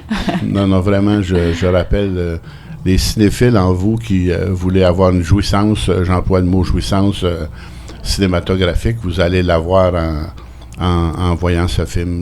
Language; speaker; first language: French; native; French